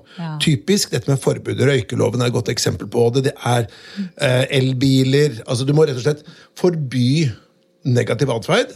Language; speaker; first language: Norwegian; native; Norwegian